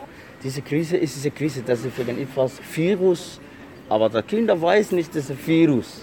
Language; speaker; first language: German; non-native, learner; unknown